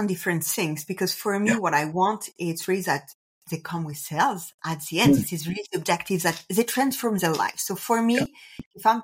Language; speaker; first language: English; non-native, fluent; French